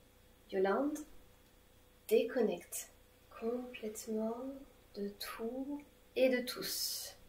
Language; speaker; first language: French; native; French